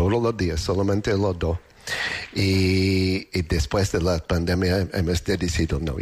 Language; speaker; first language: Spanish; non-native, learner; English